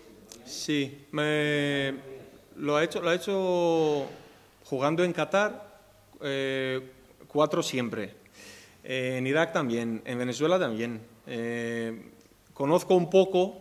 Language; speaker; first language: Spanish; non-native, fluent; Greek